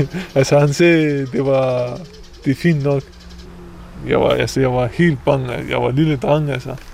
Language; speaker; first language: Danish; non-native, fluent; Persian